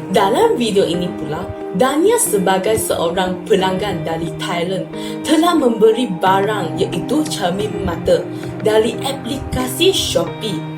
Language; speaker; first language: Malay; non-native, local second language; Chinese